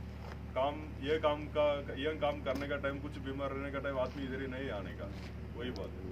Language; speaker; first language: Hindi; non-native, local second language; Tamil